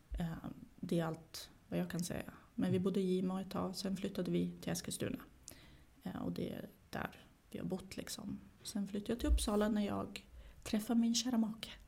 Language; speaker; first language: Swedish; early bilingual, other home language; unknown